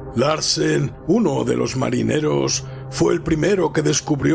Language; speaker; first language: Spanish; native; Spanish